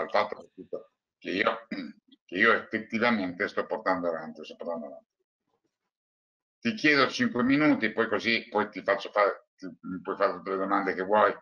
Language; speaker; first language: Italian; native; Italian